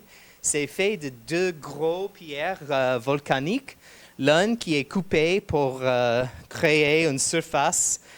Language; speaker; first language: French; non-native, fluent; English